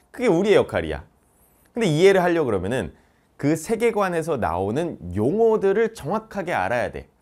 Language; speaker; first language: Korean; native; Korean